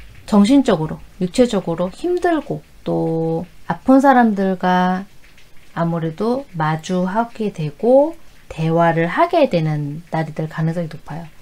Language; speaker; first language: Korean; native; Korean